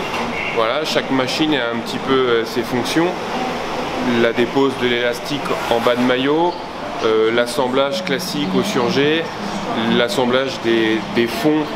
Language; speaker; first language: French; native; French